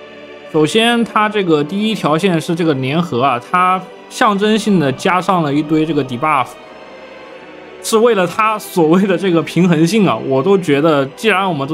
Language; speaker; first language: Chinese; native; Chinese